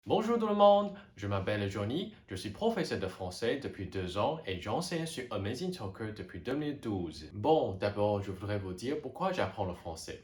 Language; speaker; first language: French; non-native, fluent; Chinese